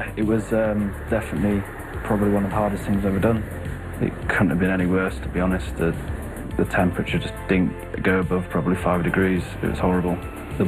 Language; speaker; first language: English; native; English